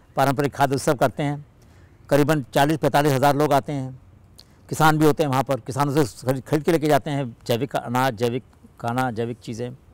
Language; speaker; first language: Hindi; native; Hindi